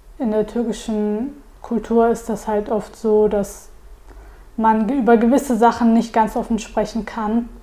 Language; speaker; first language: German; early bilingual, other home language; Turkish